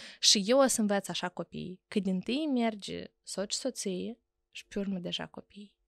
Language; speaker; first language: Romanian; native; Romanian